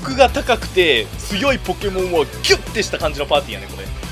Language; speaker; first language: Japanese; native; Japanese